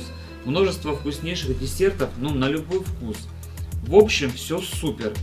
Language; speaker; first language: Russian; native; Russian